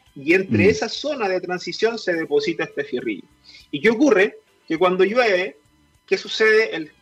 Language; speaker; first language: Spanish; native; Spanish